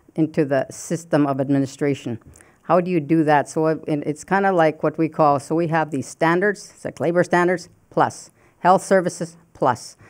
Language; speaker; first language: English; non-native, fluent; Cree